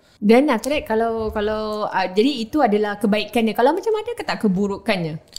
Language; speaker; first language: Malay; native; Malay